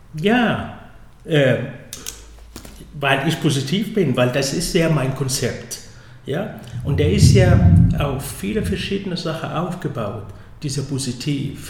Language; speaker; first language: German; non-native, fluent; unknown